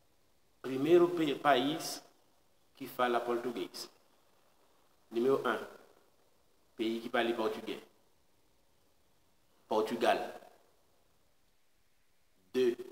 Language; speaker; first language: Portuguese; non-native, learner; Haitian Creole